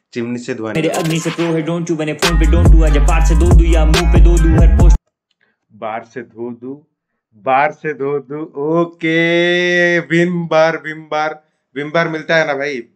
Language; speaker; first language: Hindi; non-native, local second language; Odia